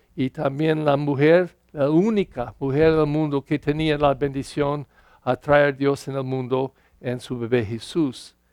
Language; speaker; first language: Spanish; non-native, learner; English